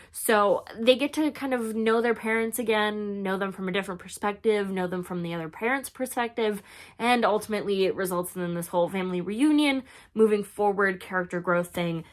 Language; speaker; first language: English; native; English